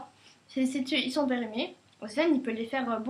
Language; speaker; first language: French; native; French